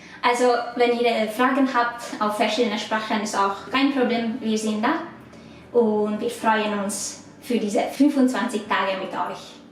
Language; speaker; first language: German; non-native, learner; Hungarian